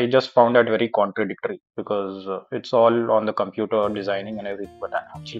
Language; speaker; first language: English; non-native, local second language; Urdu